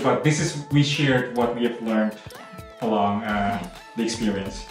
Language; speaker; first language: English; non-native, fluent; Indonesian